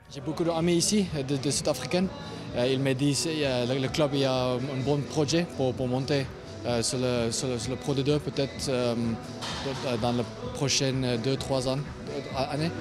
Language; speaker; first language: French; non-native, learner; Afrikaans